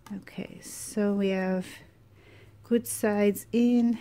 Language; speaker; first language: English; native; English